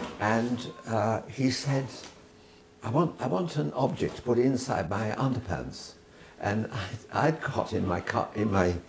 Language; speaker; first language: English; native; English